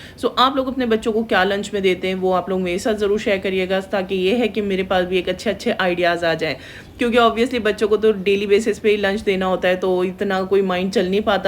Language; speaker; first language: Hindi; native; Hindi